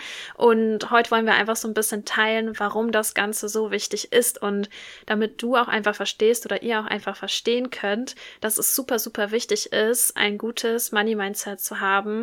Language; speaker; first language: German; native; German